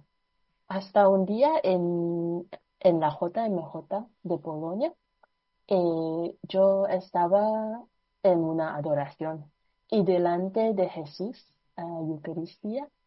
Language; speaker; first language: Spanish; non-native, fluent; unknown